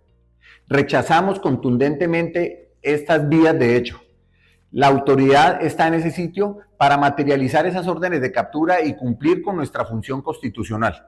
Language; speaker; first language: Spanish; native; Spanish